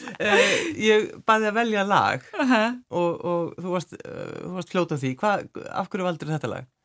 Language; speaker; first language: Icelandic; native; Icelandic